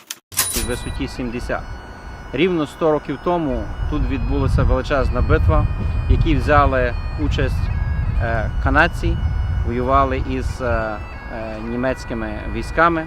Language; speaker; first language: Ukrainian; native; Ukrainian